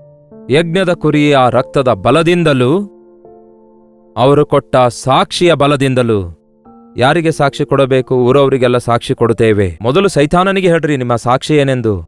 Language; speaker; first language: Kannada; native; Kannada